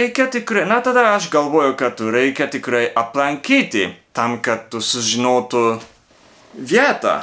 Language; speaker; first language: Lithuanian; non-native, learner; Japanese